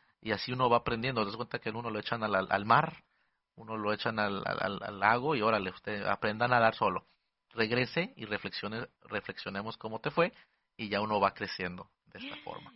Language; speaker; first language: Spanish; early bilingual, heritage; Spanish